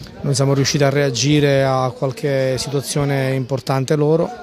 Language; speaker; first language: Italian; native; Italian